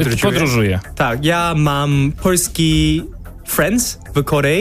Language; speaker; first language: Polish; non-native, learner; Korean